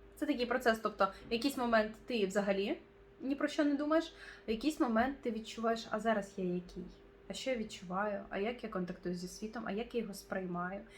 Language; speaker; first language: Ukrainian; non-native, local second language; Russian